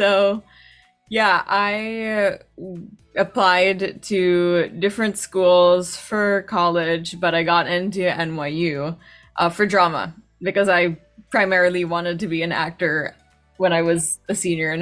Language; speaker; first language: English; non-native, local second language; Filipino